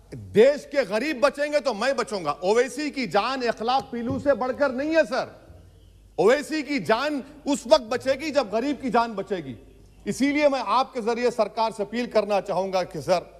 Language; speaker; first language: Urdu; native; Urdu